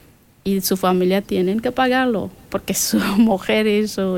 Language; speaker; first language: Spanish; non-native, learner; Persian